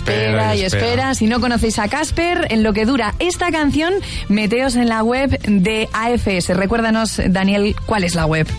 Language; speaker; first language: Spanish; native; Spanish